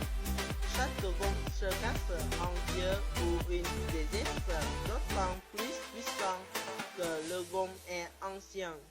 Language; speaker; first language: French; non-native, learner; Vietnamese